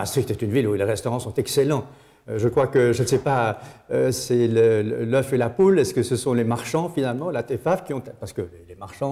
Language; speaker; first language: French; native; French